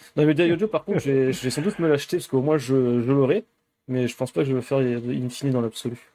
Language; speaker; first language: French; native; French